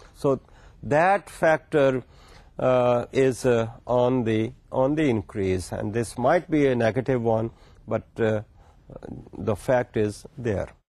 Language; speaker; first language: English; non-native, local second language; Urdu